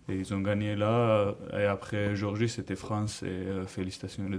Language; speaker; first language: French; non-native, learner; Georgian